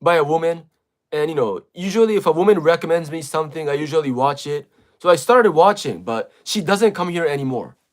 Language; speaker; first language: English; non-native, fluent; Japanese